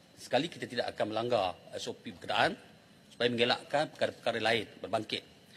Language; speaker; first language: Malay; native; Malay